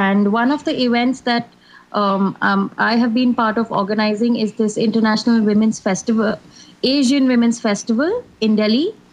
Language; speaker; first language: English; non-native, local second language; Hindi